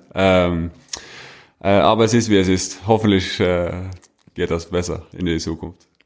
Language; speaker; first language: German; non-native, fluent; Norwegian